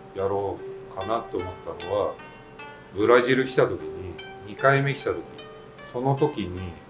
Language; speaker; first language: Japanese; native; Japanese